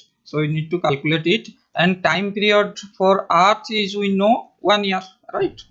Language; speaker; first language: English; non-native, local second language; Hindi